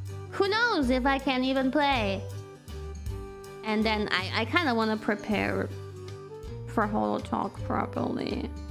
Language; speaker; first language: English; non-native, fluent; German